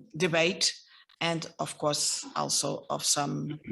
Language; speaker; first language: English; non-native, fluent; Portuguese